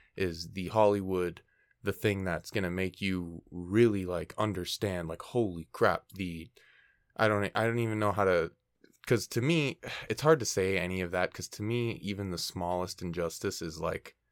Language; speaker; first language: English; native; English